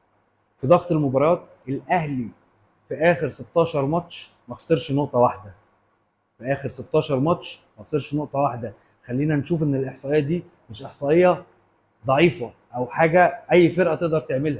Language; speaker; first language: Arabic; native; Arabic